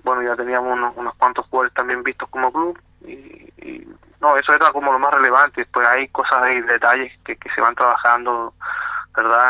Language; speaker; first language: Spanish; native; Spanish